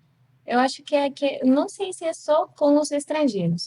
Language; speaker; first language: Portuguese; non-native, fluent; Spanish